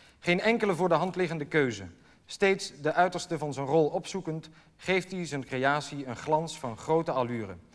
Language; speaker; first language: Dutch; native; Dutch